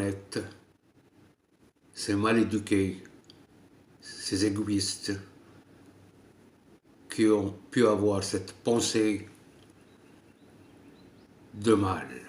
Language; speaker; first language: French; non-native, local second language; Arabic